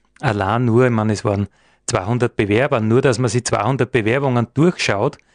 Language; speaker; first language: German; native; German